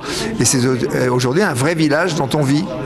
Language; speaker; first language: French; native; French